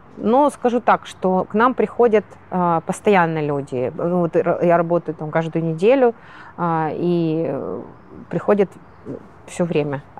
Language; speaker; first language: Russian; native; Russian